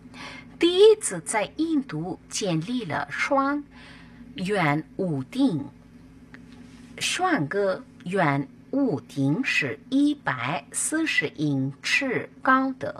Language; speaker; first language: Chinese; non-native, fluent; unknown